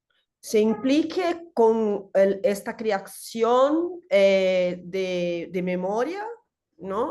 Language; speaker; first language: Spanish; non-native, learner; Portuguese